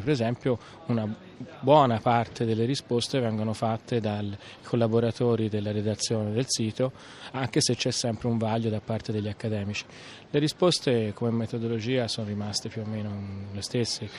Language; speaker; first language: Italian; native; Italian